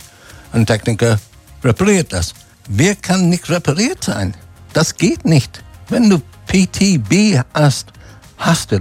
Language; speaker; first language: German; non-native, fluent; English